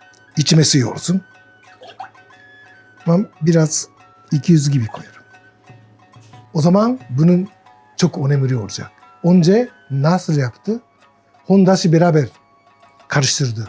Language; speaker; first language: Turkish; non-native, learner; Japanese